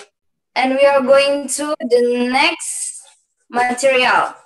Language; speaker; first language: English; non-native, learner; Indonesian